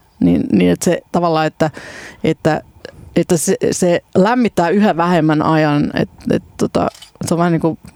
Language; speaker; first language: Finnish; native; Finnish